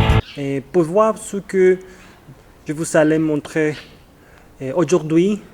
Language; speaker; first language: French; non-native, fluent; Spanish